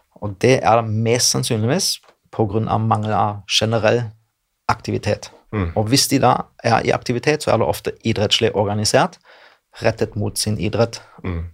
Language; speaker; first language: Norwegian; non-native, fluent; German